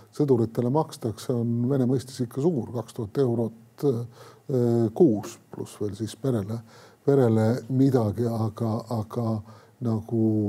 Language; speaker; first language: Estonian; native; Estonian